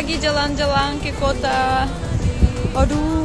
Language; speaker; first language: Indonesian; non-native, learner; Russian